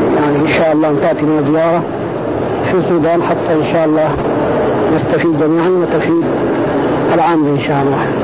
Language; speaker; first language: Arabic; native; Arabic